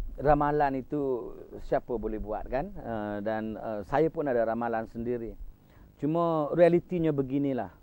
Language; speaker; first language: Malay; native; Malay